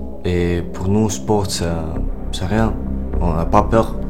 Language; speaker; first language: French; non-native, learner; Ukrainian